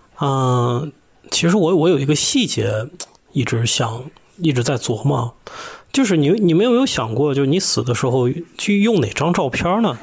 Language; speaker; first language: Chinese; native; Chinese